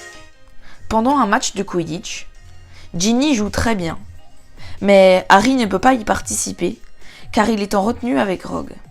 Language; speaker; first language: French; native; French